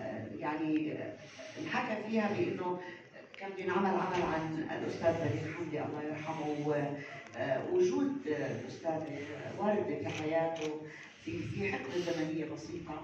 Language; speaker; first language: Arabic; native; Arabic